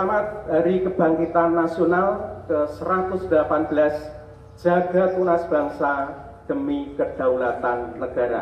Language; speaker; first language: Indonesian; native; Indonesian